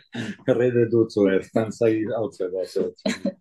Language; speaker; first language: German; non-native, local second language; Italian